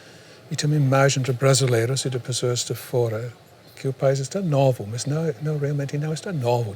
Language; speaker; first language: Portuguese; non-native, fluent; English